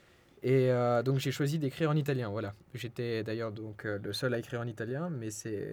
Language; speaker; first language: French; non-native, fluent; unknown